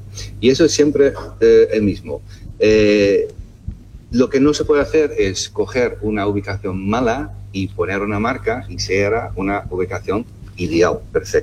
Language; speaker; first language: Spanish; non-native, fluent; Dutch